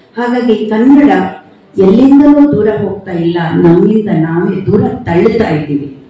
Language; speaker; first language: Kannada; non-native, local second language; Konkani